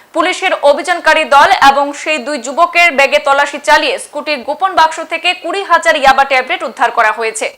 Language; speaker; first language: Bangla; native; Bangla